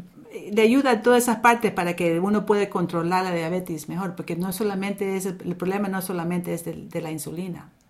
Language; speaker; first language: Spanish; early bilingual, other home language; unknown